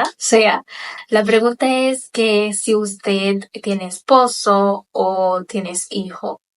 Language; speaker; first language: Spanish; non-native, local second language; Haitian Creole